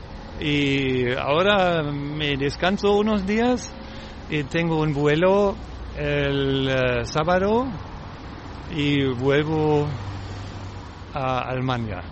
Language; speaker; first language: Spanish; non-native, fluent; German